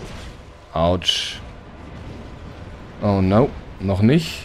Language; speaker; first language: German; native; German